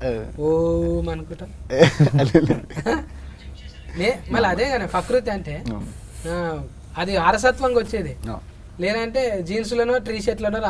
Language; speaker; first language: Telugu; native; Telugu